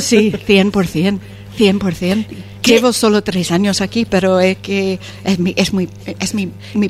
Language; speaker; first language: Spanish; non-native, fluent; English